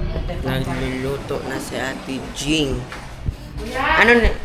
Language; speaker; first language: Filipino; non-native, local second language; Cebuano